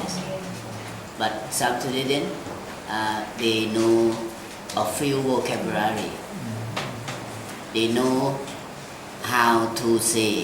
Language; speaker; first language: English; non-native, learner; Thai